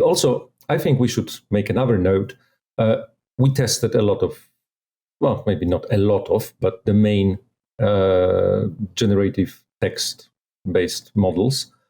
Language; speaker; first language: English; non-native, fluent; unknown